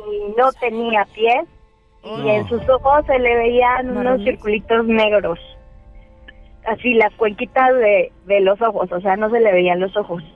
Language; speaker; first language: Spanish; native; Spanish